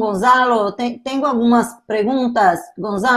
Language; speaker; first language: Spanish; non-native, learner; Portuguese